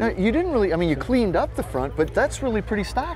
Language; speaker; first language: English; native; English